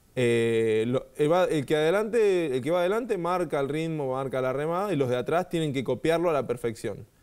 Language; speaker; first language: Spanish; native; Spanish